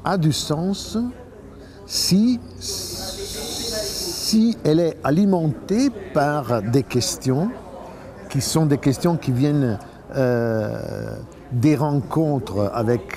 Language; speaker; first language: French; non-native, fluent; Italian